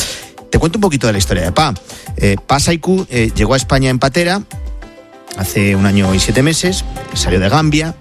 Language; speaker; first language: Spanish; native; Spanish